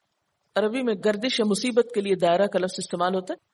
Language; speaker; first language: Urdu; native; Urdu